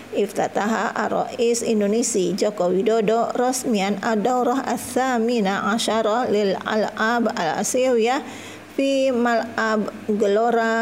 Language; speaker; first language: Arabic; non-native, learner; Indonesian